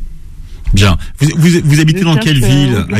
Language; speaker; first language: French; native; French